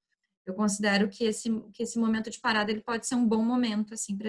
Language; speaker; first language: Portuguese; native; Portuguese